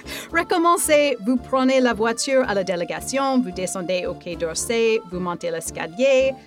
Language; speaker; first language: French; non-native, fluent; English